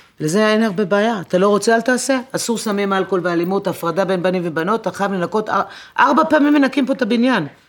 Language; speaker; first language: Hebrew; non-native, fluent; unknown